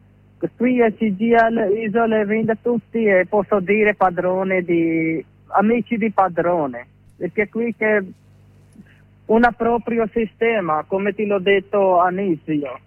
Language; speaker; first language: Italian; non-native, learner; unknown